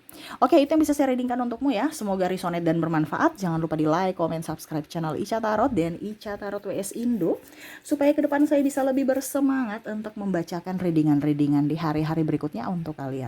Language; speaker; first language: Indonesian; native; Indonesian